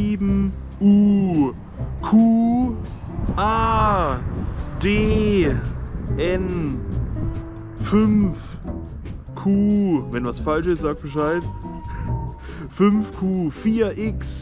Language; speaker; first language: German; native; German